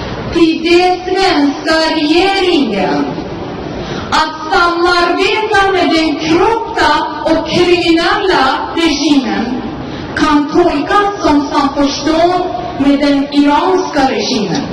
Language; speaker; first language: Swedish; non-native, fluent; Persian